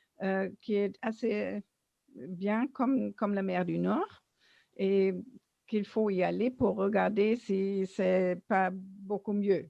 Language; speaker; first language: French; non-native, learner; German